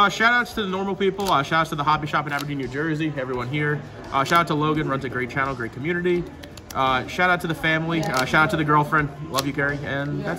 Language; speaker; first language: English; native; English